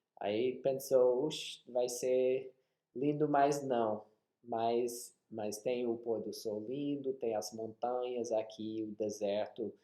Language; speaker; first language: Portuguese; non-native, fluent; English